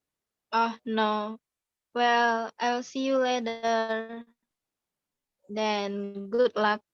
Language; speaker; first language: English; non-native, learner; Indonesian